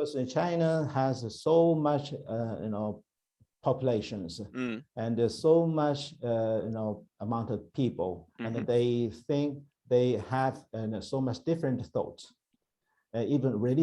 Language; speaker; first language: English; non-native, learner; Chinese